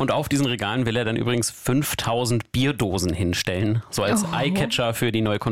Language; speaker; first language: German; native; German